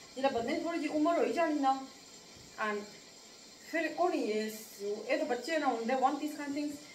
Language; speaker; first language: Punjabi; early bilingual, other home language; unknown